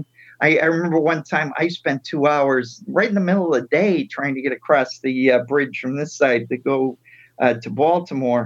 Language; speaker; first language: English; native; English